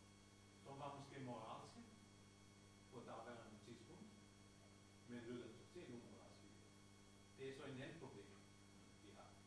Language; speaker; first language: Danish; non-native, fluent; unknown